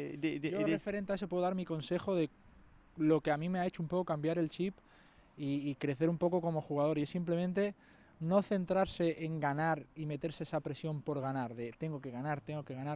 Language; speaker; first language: Spanish; native; Spanish